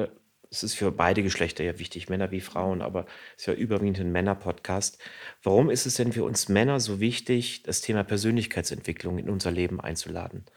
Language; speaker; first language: German; native; German